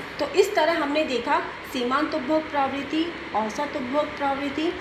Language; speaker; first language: Hindi; native; Hindi